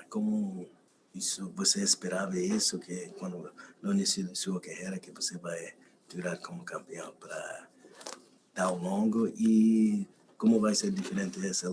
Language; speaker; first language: Portuguese; non-native, learner; English